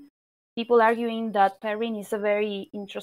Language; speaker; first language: English; non-native, fluent; Spanish